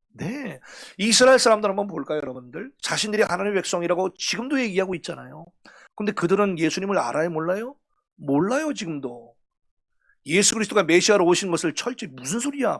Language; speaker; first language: Korean; native; Korean